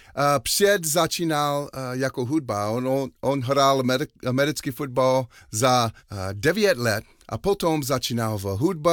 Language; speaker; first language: Czech; non-native, learner; English